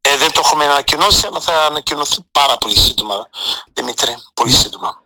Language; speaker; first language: Greek; early bilingual, heritage; Greek